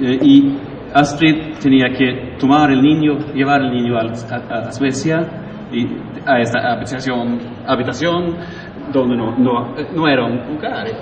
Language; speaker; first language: Spanish; non-native, learner; Swedish